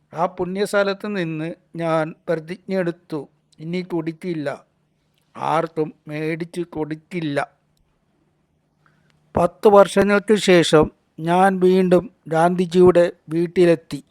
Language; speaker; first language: Malayalam; native; Malayalam